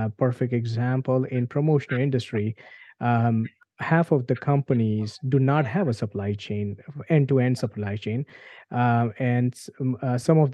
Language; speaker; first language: English; non-native, local second language; Gujarati